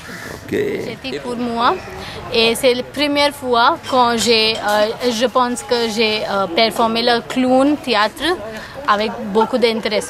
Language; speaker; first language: French; non-native, learner; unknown